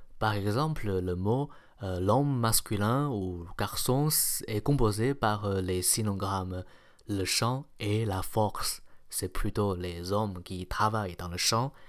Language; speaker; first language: French; non-native, fluent; Chinese